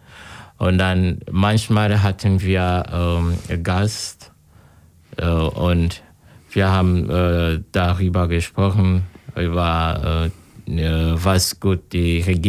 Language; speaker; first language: German; non-native, learner; Kinyarwanda